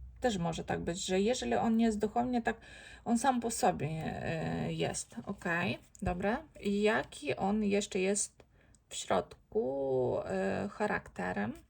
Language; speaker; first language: Polish; non-native, fluent; Ukrainian